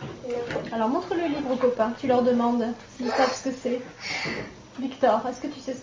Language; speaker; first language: French; native; French